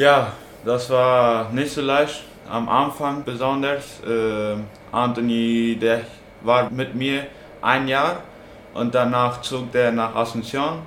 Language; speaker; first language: German; non-native, local second language; Plautdietsch